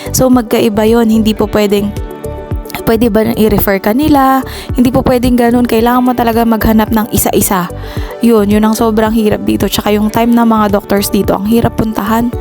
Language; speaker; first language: Filipino; native; Filipino